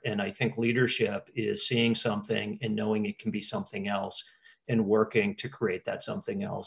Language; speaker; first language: English; native; English